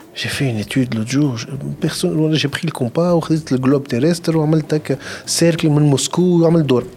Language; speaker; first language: French; non-native, local second language; Arabic